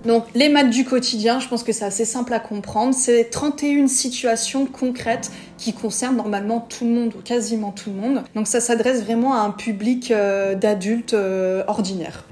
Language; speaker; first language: French; native; French